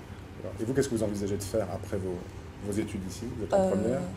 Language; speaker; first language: French; native; French